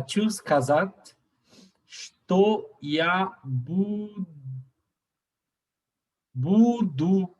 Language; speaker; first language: Russian; non-native, learner; Portuguese